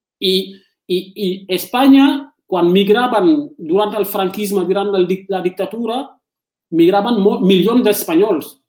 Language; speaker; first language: Catalan; non-native, fluent; Wolof